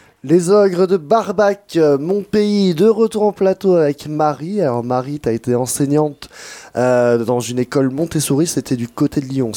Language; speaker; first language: French; native; French